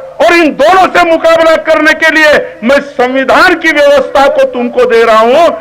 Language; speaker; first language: Hindi; non-native, local second language; Marathi